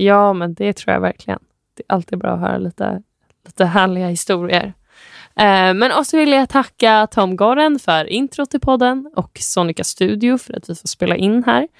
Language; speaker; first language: Swedish; native; Swedish